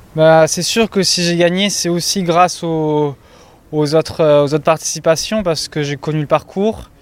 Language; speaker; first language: French; native; French